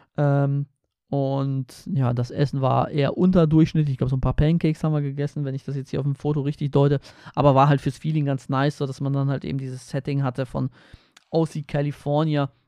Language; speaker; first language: German; early bilingual, other home language; Polish